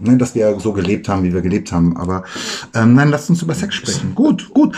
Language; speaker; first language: German; native; German